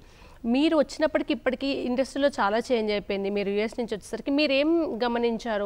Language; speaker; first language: Telugu; native; Telugu